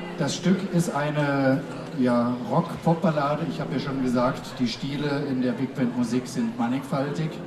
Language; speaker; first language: German; native; German